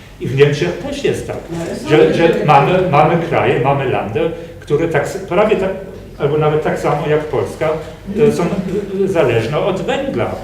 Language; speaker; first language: Polish; non-native, fluent; German